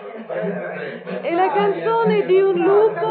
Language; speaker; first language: Italian; non-native, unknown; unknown